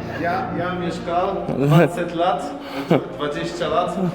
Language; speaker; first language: Russian; non-native, learner; Polish